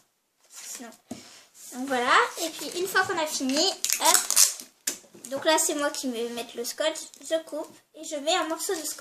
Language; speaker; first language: French; native; French